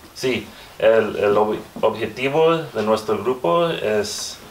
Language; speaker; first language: Spanish; early bilingual, other home language; English